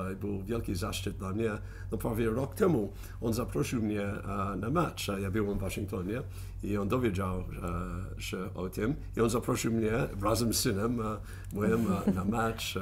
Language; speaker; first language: Polish; non-native, fluent; English